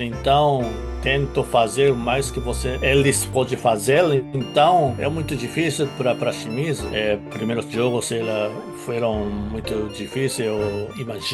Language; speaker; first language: Portuguese; non-native, fluent; Japanese